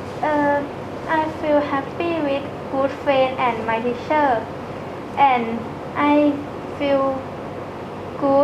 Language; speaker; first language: English; non-native, learner; Thai